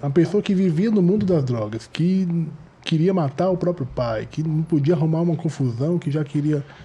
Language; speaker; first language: Portuguese; native; Portuguese